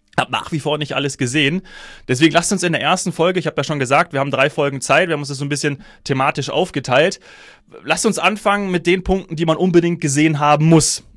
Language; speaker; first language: German; native; German